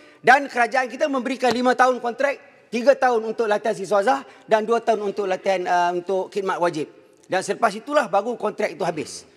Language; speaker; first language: Malay; native; Malay